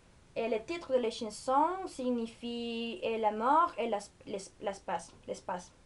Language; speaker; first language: French; non-native, learner; Spanish